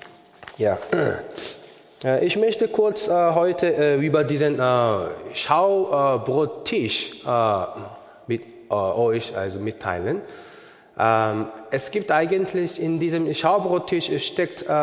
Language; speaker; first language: German; non-native, learner; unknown